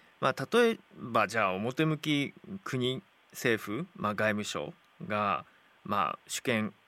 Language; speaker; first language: Japanese; native; Japanese